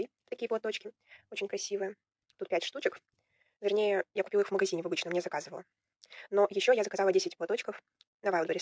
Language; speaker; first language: Russian; native; Russian